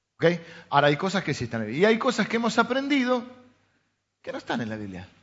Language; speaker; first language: Spanish; native; Spanish